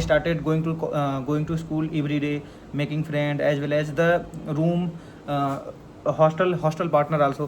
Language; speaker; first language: English; non-native, learner; Hindi